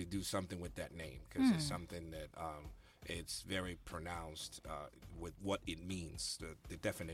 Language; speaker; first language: English; non-native, local second language; Igbo